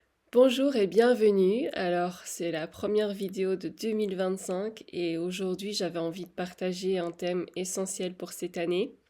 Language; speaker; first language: French; native; French